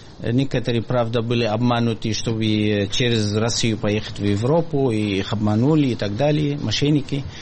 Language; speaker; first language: Russian; non-native, fluent; Arabic